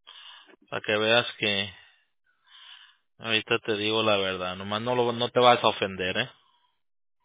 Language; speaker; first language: Spanish; early bilingual, heritage; Spanish